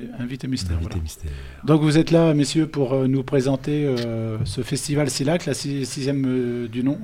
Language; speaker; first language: French; native; French